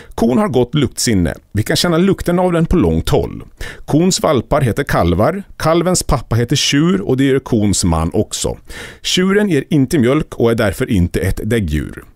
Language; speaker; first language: Swedish; native; Swedish